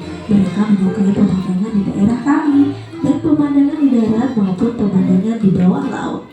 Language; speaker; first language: Indonesian; native; Indonesian